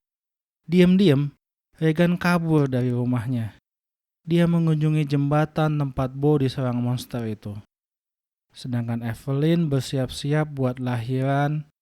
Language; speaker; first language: Indonesian; native; Indonesian